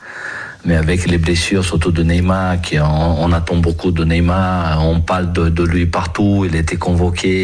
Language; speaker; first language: French; non-native, fluent; Portuguese